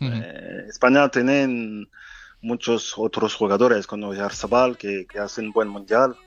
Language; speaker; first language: Spanish; non-native, fluent; French